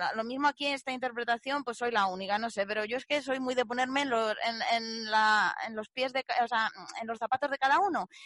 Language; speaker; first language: Spanish; native; Spanish